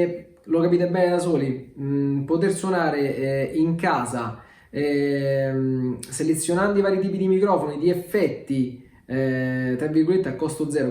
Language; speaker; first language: Italian; native; Italian